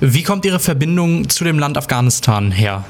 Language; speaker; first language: German; native; German